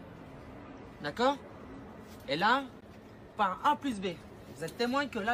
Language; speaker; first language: French; native; French